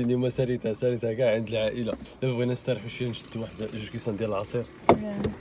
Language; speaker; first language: Arabic; native; Arabic